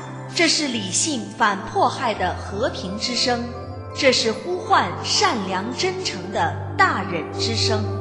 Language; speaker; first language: Chinese; native; Chinese